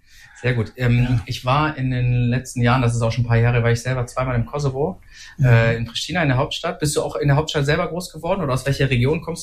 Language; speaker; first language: German; native; German